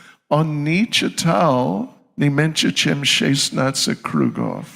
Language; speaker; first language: Russian; non-native, learner; English